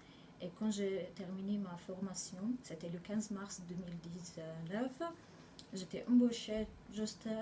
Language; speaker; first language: French; non-native, learner; Arabic